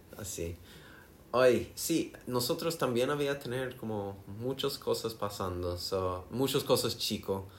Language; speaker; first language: Spanish; non-native, learner; English